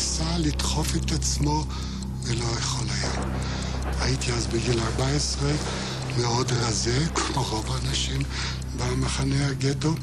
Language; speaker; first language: Hebrew; non-native, fluent; Yiddish